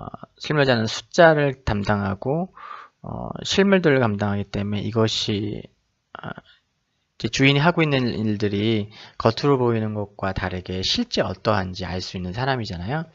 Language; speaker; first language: Korean; native; Korean